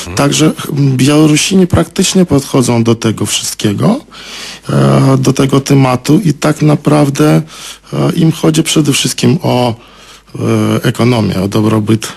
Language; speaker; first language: Polish; non-native, fluent; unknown